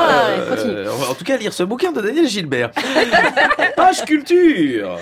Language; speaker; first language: French; native; French